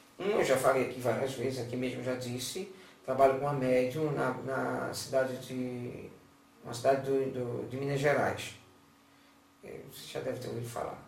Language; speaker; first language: Portuguese; non-native, fluent; German